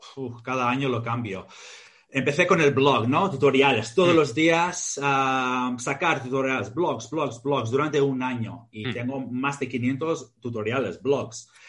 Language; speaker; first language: Spanish; non-native, fluent; English